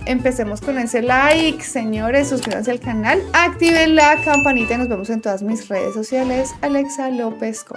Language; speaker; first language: Spanish; native; Spanish